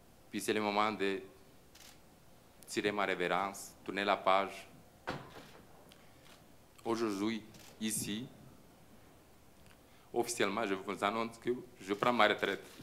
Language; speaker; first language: French; non-native, fluent; Romanian